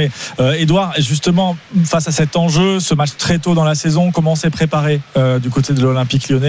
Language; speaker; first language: French; native; French